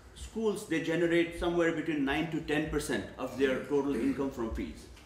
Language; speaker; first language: English; non-native, local second language; Nepali